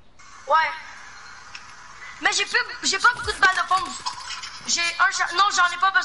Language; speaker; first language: French; native; French